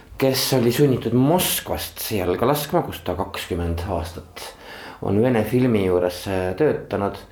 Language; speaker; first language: Estonian; native; Estonian